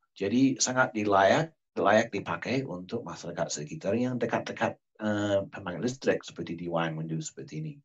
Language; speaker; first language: Indonesian; non-native, fluent; English